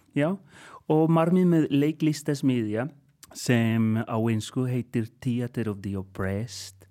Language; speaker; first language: Icelandic; non-native, fluent; Spanish